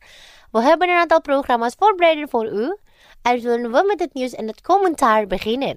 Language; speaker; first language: Dutch; non-native, fluent; Indonesian